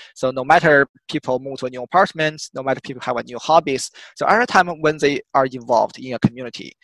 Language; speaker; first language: English; non-native, fluent; Chinese